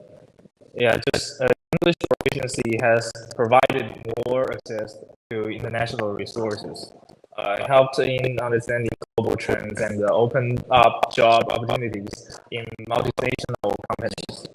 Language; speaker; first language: English; non-native, fluent; Chinese